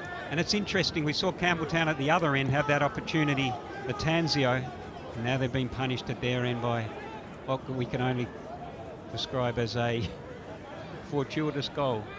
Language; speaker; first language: English; native; English